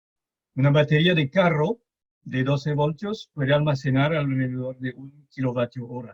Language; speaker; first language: Spanish; non-native, fluent; French